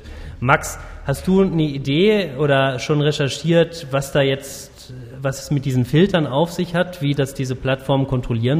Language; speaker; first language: German; native; German